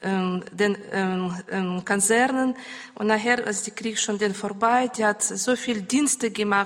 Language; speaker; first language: German; non-native, learner; Russian